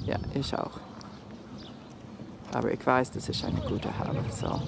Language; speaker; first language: German; non-native, fluent; English